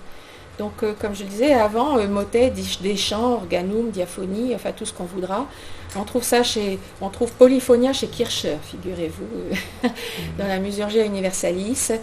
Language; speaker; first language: French; native; French